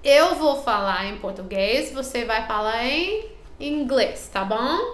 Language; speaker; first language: Portuguese; non-native, learner; English